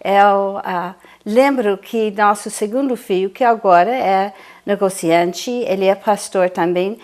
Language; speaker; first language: Portuguese; non-native, fluent; English